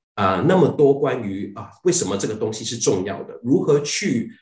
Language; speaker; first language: Chinese; non-native, fluent; Cantonese